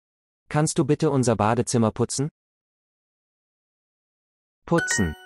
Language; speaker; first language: German; non-native, learner; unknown